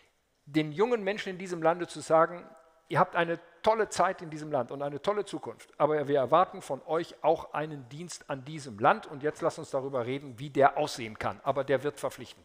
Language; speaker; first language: German; native; German